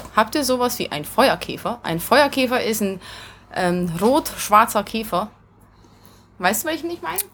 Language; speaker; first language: German; early bilingual, other home language; Hungarian